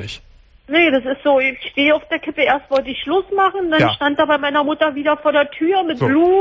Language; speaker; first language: German; native; German